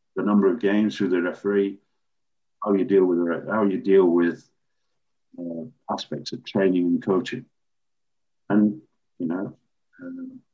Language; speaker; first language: English; native; English